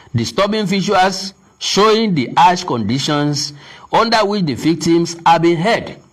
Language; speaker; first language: English; non-native, local second language; Yoruba